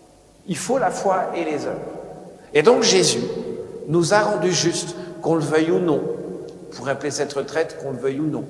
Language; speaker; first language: French; native; French